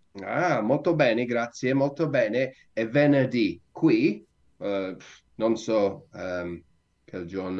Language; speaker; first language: Italian; non-native, learner; English